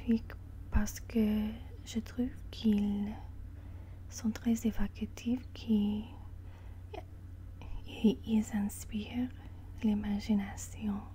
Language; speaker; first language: French; non-native, learner; English